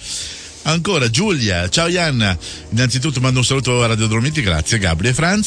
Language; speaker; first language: Italian; native; Italian